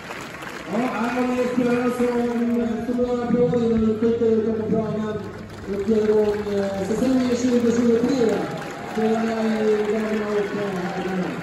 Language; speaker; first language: Swedish; native; Swedish